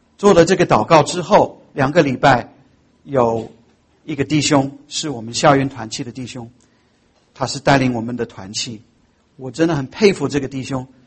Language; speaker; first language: Chinese; non-native, fluent; English